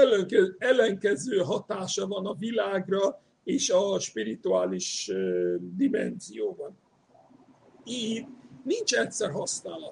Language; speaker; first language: Hungarian; non-native, fluent; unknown